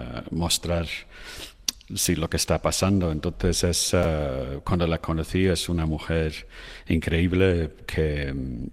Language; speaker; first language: Spanish; non-native, fluent; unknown